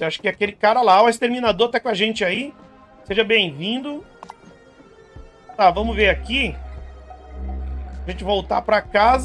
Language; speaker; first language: Portuguese; native; Portuguese